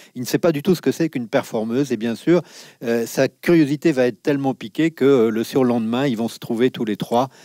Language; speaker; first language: French; native; French